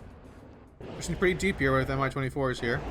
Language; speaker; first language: English; native; English